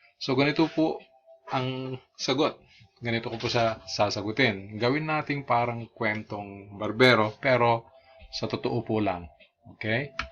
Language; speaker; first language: Filipino; non-native, local second language; Iloko